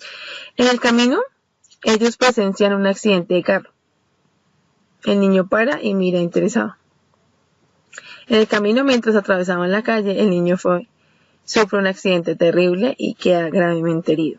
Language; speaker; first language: Spanish; native; Spanish